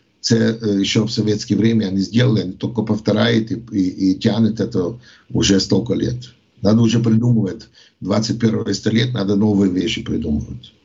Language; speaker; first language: Ukrainian; non-native, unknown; English